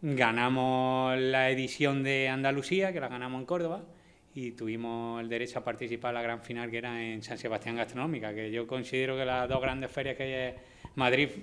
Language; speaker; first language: Spanish; native; Spanish